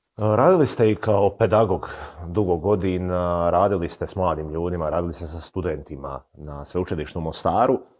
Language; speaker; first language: Croatian; native; Croatian